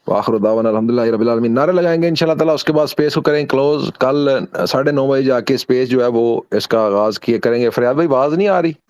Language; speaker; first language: Urdu; non-native, local second language; Punjabi